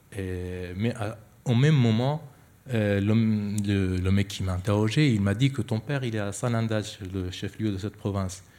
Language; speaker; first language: French; non-native, fluent; Persian